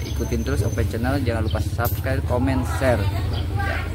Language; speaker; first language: Indonesian; native; Indonesian